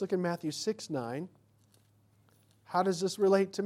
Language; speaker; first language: English; native; English